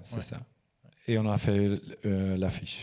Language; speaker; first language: French; non-native, local second language; Dutch